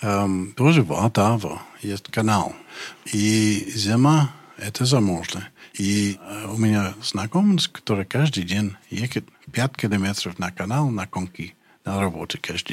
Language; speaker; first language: Russian; non-native, learner; English